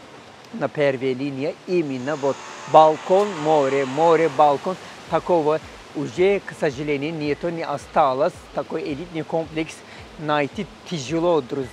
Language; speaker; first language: Russian; non-native, fluent; Turkish